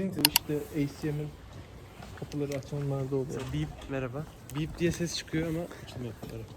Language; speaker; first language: Turkish; native; Turkish